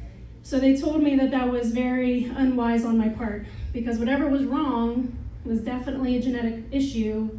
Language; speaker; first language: English; native; English